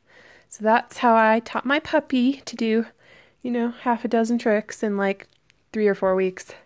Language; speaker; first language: English; native; English